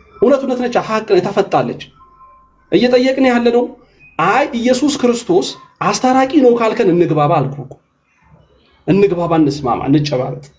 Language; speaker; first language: Amharic; native; Amharic